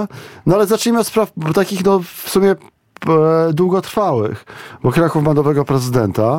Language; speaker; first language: Polish; native; Polish